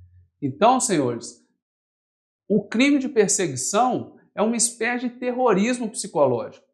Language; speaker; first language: Portuguese; native; Portuguese